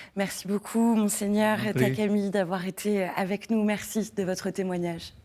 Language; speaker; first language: French; native; French